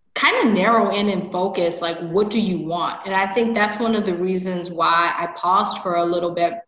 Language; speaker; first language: English; native; English